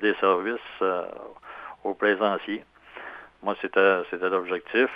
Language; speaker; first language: French; native; French